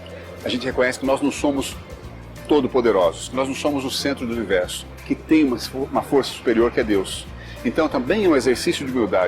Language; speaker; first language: Portuguese; native; Portuguese